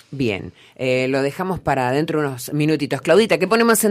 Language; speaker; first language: Spanish; native; Spanish